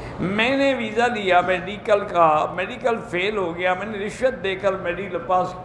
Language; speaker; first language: Urdu; native; Urdu